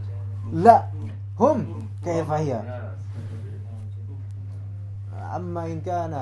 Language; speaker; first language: Arabic; non-native, fluent; Indonesian